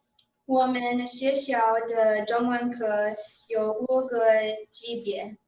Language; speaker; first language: Chinese; non-native, learner; English